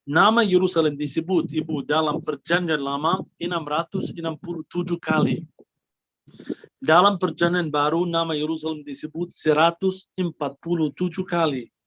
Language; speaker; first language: Indonesian; non-native, fluent; Arabic